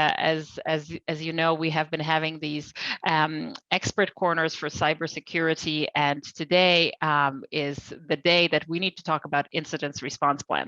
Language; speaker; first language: English; non-native, fluent; Polish